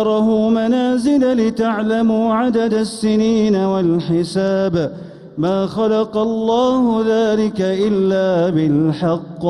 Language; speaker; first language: Arabic; native; Arabic